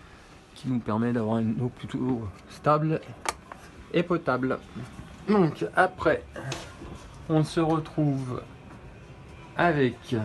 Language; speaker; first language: French; native; French